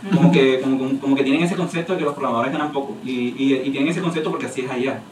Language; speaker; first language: Spanish; native; Spanish